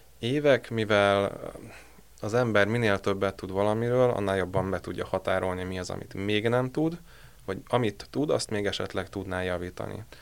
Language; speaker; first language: Hungarian; native; Hungarian